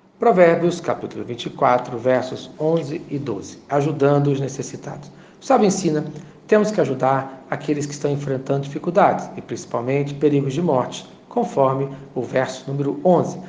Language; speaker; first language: Portuguese; native; Portuguese